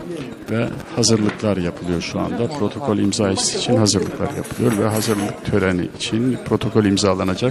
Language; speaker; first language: Turkish; native; Turkish